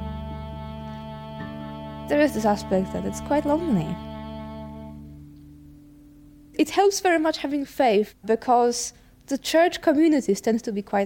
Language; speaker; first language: English; non-native, fluent; Polish